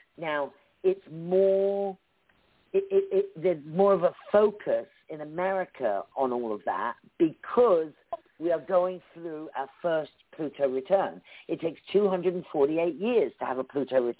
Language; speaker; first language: English; native; English